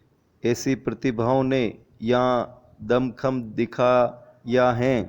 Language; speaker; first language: Hindi; native; Hindi